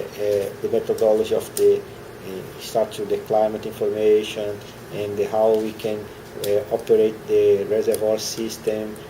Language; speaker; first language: English; non-native, learner; Portuguese